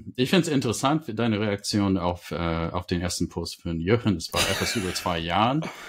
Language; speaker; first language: German; non-native, fluent; English